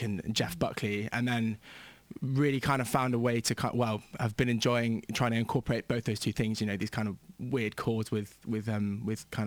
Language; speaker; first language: English; native; English